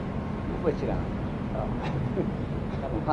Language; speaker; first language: Japanese; native; Japanese